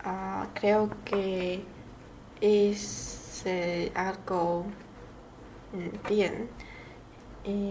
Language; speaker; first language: Spanish; non-native, learner; Chinese